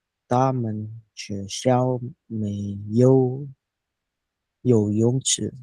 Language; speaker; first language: Chinese; non-native, learner; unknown